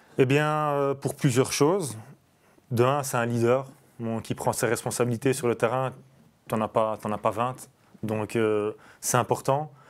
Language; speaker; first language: French; native; French